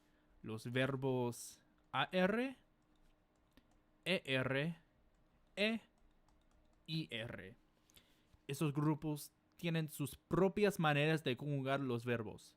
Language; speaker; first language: Spanish; non-native, fluent; English